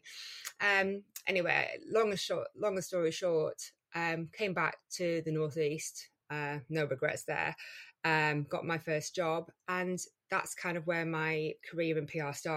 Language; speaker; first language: English; native; English